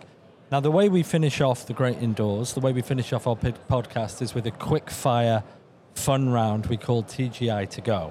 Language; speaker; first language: English; native; English